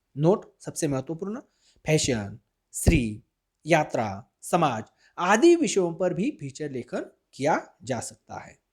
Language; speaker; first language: Hindi; non-native, local second language; Marathi